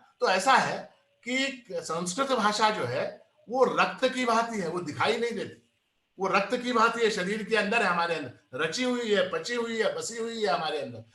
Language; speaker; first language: Hindi; non-native, local second language; Kannada